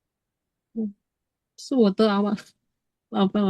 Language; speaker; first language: Chinese; non-native, learner; Indonesian